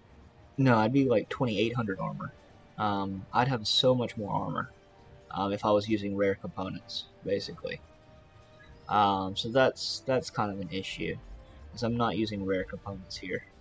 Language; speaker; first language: English; native; English